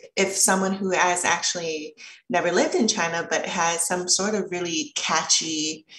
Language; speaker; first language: English; early bilingual, other home language; Chinese